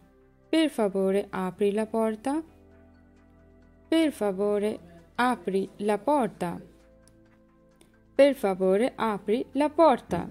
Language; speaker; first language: Italian; non-native, learner; Bangla